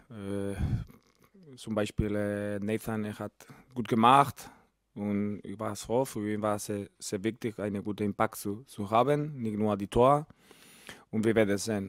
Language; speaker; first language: German; non-native, learner; Spanish